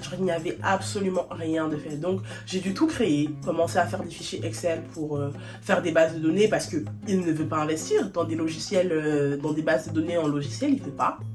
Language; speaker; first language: French; native; French